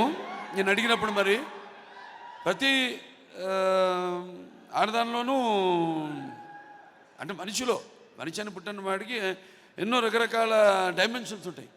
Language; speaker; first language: Telugu; native; Telugu